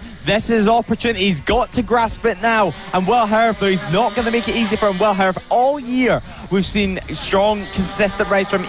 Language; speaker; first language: English; native; English